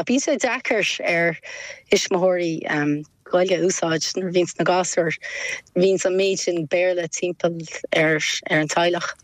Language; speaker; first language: Irish; non-native, local second language; English